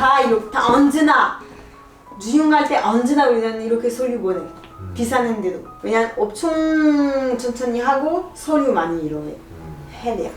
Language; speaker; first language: Korean; non-native, learner; French